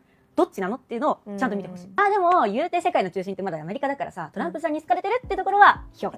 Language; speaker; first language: Japanese; native; Japanese